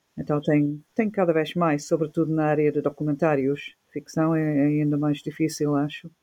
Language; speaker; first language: Portuguese; non-native, fluent; English